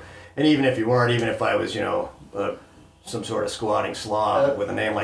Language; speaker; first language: English; native; English